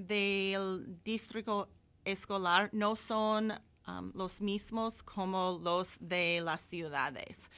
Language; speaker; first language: Spanish; non-native, fluent; English